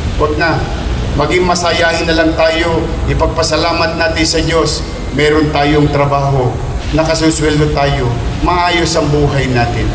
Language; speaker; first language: Filipino; native; Filipino